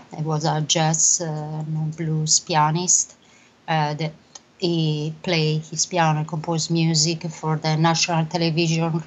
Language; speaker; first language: English; non-native, learner; Italian